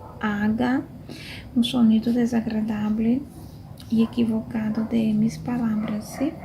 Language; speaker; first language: Spanish; non-native, fluent; Portuguese